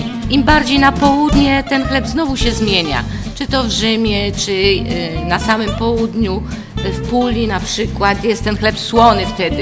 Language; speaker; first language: Polish; non-native, fluent; Italian